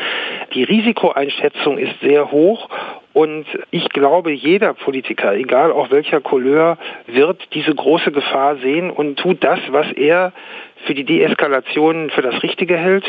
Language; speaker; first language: German; native; German